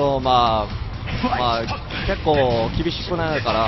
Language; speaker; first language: Japanese; non-native, fluent; Korean